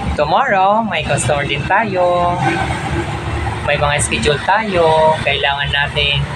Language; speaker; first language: Filipino; non-native, local second language; Waray